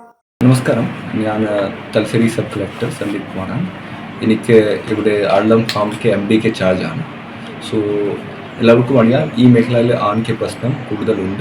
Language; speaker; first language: Malayalam; non-native, learner; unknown